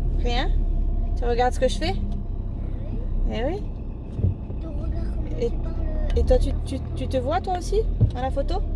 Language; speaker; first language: French; native; French